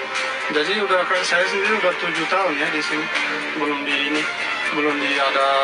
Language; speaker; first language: Indonesian; non-native, fluent; Rohingya